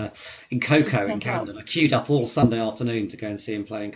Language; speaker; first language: English; native; English